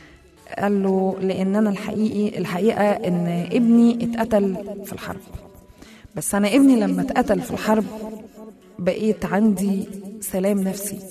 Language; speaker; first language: Arabic; native; Arabic